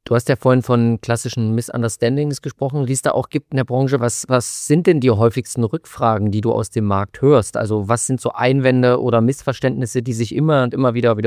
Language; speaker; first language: German; native; German